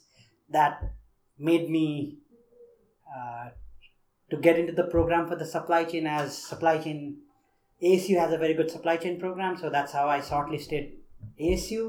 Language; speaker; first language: English; non-native, local second language; Nepali